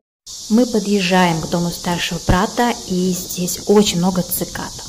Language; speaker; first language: Russian; native; Russian